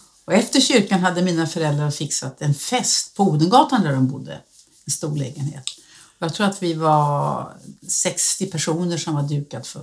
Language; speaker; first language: Swedish; native; Swedish